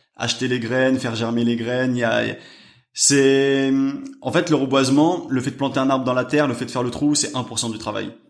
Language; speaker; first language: French; native; French